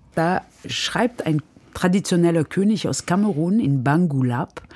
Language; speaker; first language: German; non-native, fluent; French